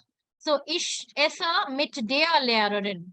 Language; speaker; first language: German; non-native, learner; Hindi